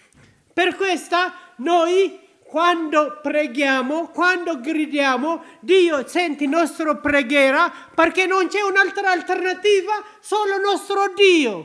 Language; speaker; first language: Italian; non-native, learner; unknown